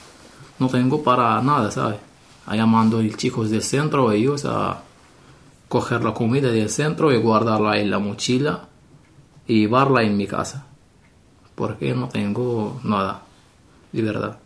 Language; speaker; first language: Spanish; non-native, learner; Arabic